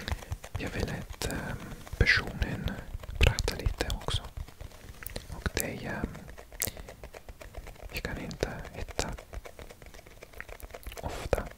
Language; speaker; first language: Swedish; non-native, learner; English